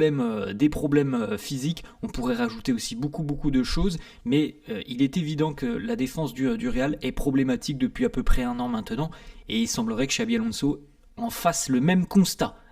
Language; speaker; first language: French; native; French